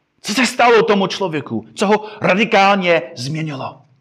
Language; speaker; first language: Czech; non-native, fluent; English